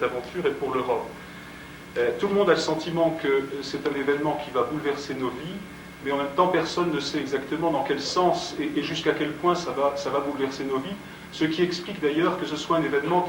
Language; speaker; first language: French; native; French